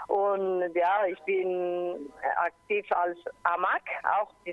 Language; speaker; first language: German; non-native, learner; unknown